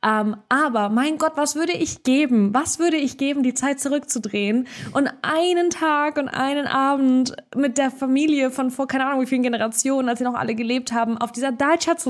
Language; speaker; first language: German; early bilingual, other home language; Russian